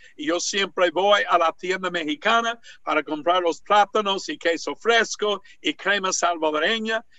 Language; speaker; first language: Spanish; non-native, fluent; English